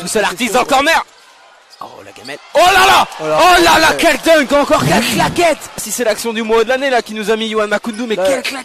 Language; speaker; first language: French; native; French